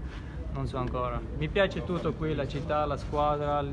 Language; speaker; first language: Italian; non-native, learner; Armenian